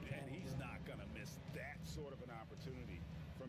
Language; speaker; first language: English; native; English